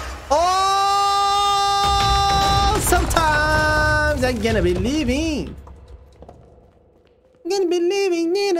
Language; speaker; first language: English; non-native, learner; Portuguese